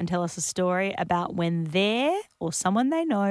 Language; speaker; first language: English; native; English